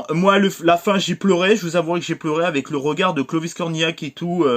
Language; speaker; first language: French; native; French